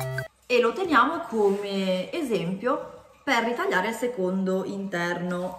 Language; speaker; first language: Italian; native; Italian